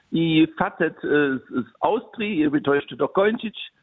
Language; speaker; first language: Polish; early bilingual, other home language; German